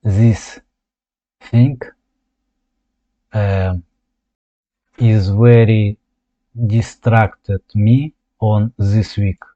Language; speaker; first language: English; non-native, learner; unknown